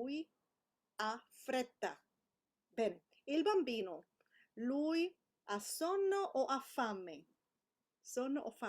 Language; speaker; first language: Italian; non-native, fluent; English